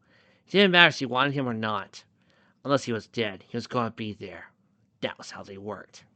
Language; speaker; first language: English; native; English